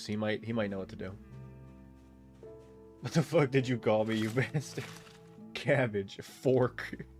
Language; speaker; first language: English; native; English